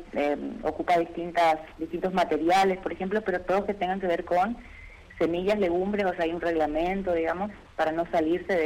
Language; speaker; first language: Spanish; native; Spanish